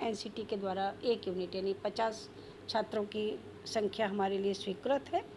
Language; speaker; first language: Hindi; native; Hindi